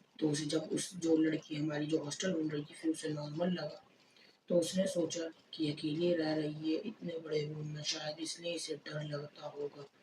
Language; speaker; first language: Urdu; native; Urdu